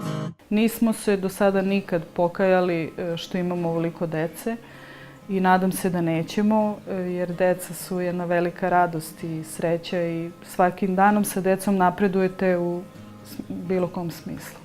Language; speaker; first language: Serbian; native; Serbian